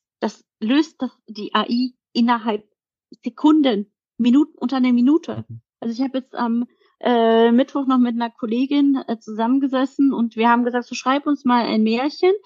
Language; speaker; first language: German; early bilingual, other home language; Polish